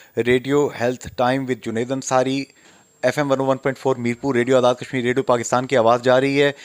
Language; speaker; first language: Urdu; non-native, local second language; Pahari-Potwari